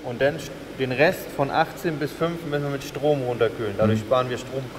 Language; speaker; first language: German; native; German